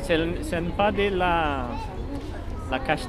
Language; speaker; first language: French; non-native, learner; Portuguese